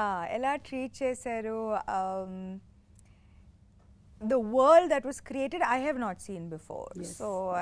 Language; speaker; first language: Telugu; non-native, local second language; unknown